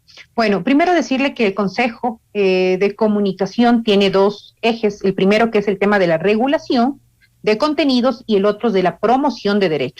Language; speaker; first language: Spanish; native; Spanish